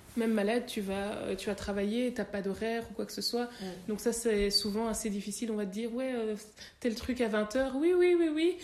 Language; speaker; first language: French; native; French